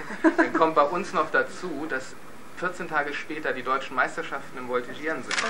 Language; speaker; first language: German; native; German